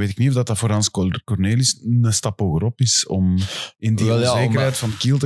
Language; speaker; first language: Dutch; native; Dutch